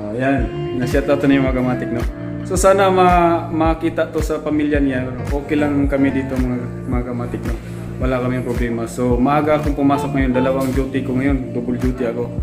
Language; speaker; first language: Filipino; non-native, local second language; Cebuano